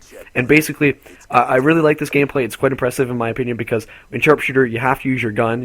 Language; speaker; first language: English; native; English